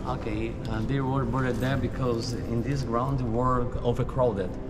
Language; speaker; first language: English; non-native, fluent; Portuguese